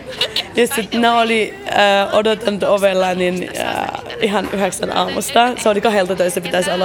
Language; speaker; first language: Finnish; early bilingual, other home language; Arabic